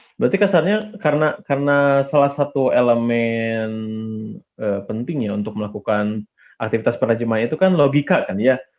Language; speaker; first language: Indonesian; native; Indonesian